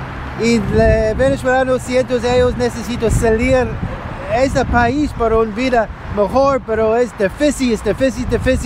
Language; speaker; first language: Spanish; non-native, learner; English